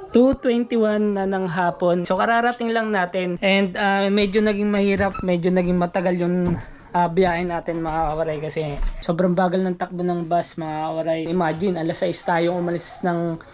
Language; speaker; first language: Filipino; non-native, local second language; Waray